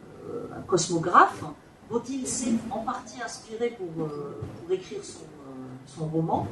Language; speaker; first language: French; native; French